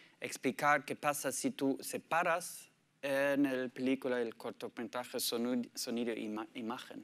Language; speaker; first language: Spanish; non-native, learner; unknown